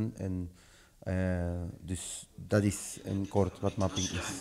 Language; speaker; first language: Dutch; non-native, fluent; Spanish